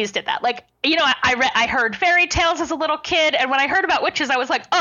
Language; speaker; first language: English; native; English